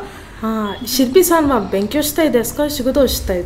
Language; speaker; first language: Japanese; non-native, learner; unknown